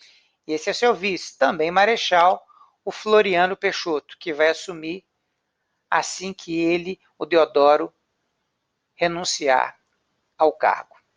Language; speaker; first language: Portuguese; native; Portuguese